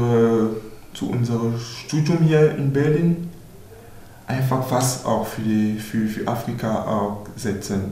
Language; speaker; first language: German; non-native, fluent; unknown